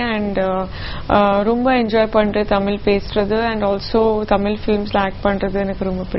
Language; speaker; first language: Tamil; non-native, local second language; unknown